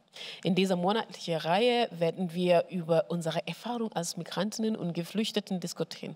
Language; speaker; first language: German; non-native, fluent; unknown